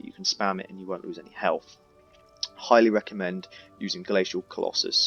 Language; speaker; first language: English; native; English